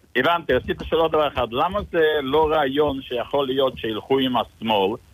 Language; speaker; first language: Hebrew; non-native, learner; English